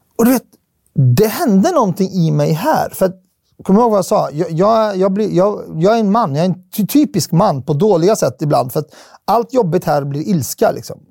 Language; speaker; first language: Swedish; early bilingual, other home language; Arabic